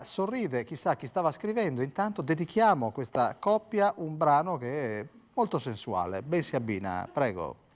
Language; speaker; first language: Italian; native; Italian